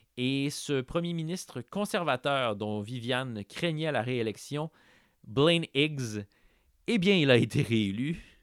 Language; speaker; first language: French; native; French